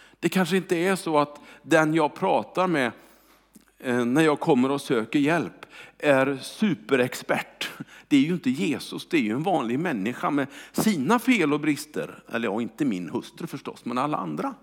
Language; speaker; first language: Swedish; native; Swedish